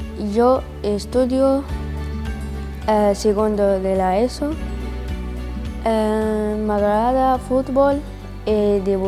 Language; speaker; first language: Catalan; non-native, learner; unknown